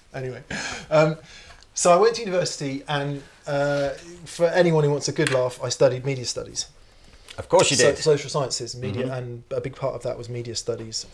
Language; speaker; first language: English; native; English